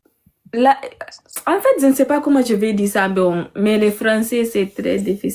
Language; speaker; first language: French; non-native, learner; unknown